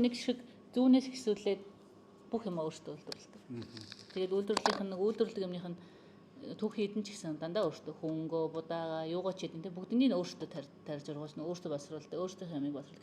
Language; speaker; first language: Mongolian; native; Mongolian